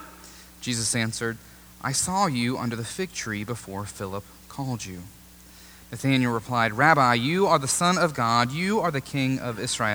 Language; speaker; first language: English; native; English